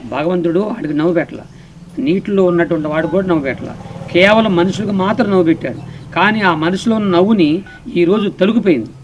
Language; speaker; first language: Telugu; non-native, local second language; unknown